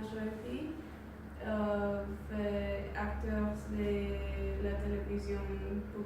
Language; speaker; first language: French; non-native, learner; Spanish